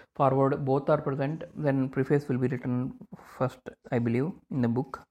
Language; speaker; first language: English; non-native, local second language; Telugu